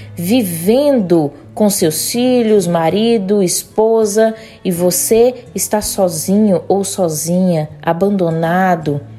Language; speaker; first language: Portuguese; native; Portuguese